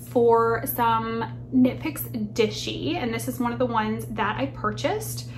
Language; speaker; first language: English; native; English